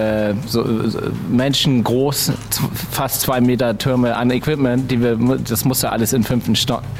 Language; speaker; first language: German; native; German